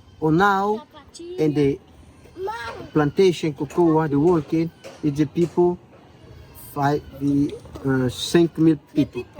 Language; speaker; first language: English; non-native, learner; Portuguese